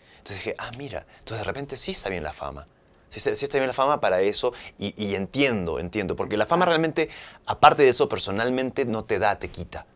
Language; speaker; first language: Spanish; native; Spanish